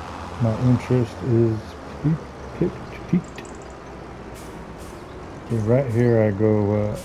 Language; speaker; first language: English; native; English